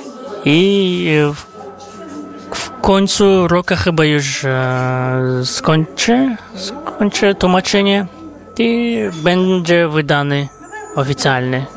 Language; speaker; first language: Polish; non-native, fluent; Kazakh